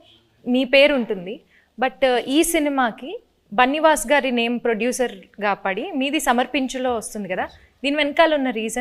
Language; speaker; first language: Telugu; native; Telugu